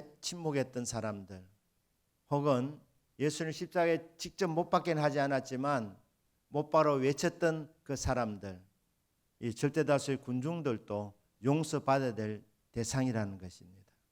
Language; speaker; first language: Korean; native; Korean